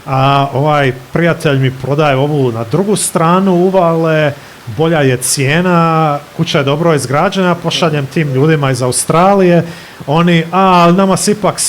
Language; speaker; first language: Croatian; early bilingual, heritage; Croatian